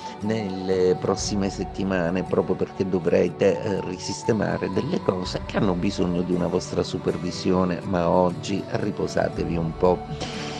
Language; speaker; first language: Italian; native; Italian